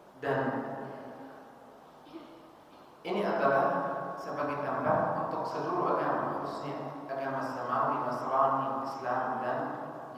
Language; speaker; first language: Indonesian; non-native, fluent; Arabic